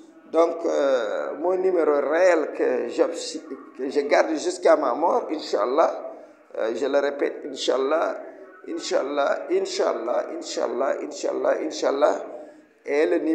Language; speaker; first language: French; non-native, local second language; Wolof